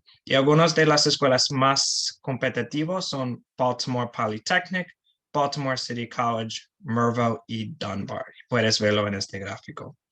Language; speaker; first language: Spanish; non-native, learner; English